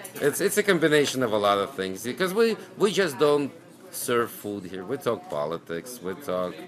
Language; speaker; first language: English; non-native, fluent; Ukrainian